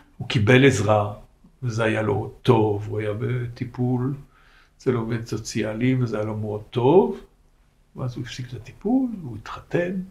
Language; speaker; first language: Hebrew; non-native, fluent; French